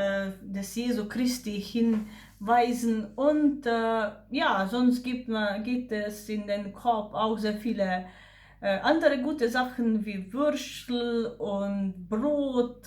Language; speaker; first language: German; non-native, fluent; Slovenian